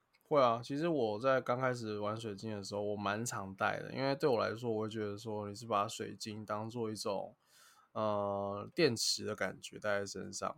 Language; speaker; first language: Chinese; native; Chinese